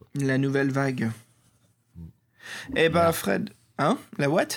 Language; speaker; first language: French; native; French